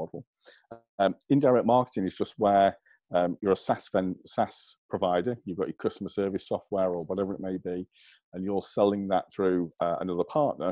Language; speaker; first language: English; native; English